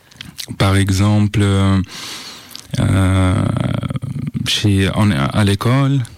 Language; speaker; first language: French; non-native, fluent; Italian